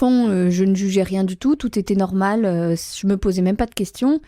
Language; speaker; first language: French; native; French